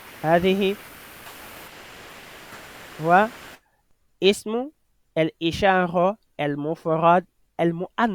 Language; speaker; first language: Arabic; non-native, fluent; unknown